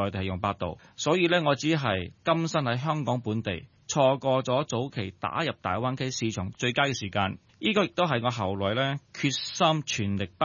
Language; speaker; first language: Cantonese; early bilingual, heritage; Cantonese